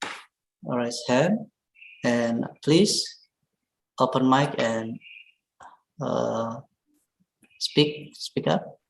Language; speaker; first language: English; non-native, learner; Indonesian